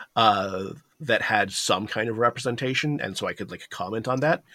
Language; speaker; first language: English; early bilingual, other home language; Japanese